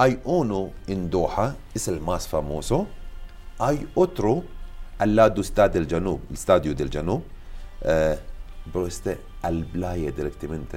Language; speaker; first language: Spanish; non-native, learner; Arabic